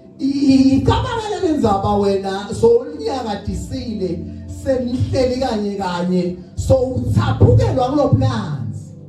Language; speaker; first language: Zulu; non-native, local second language; Swati